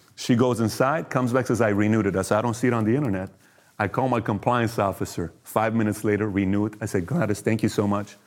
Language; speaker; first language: English; early bilingual, other home language; Persian